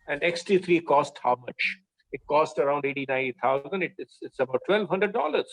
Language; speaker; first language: English; non-native, local second language; Hindi